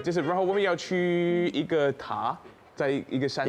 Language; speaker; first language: Chinese; non-native, fluent; English